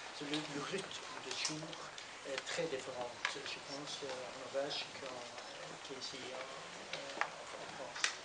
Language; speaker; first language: French; non-native, learner; Norwegian